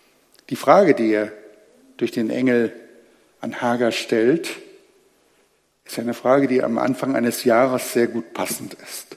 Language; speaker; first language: German; native; German